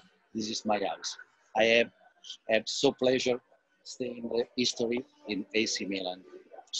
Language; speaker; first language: English; non-native, learner; Italian